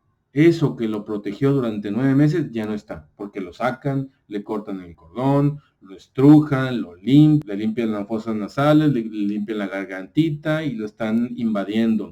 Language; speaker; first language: Spanish; native; Spanish